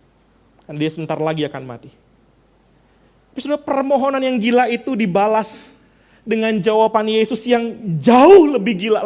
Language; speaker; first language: Indonesian; native; Indonesian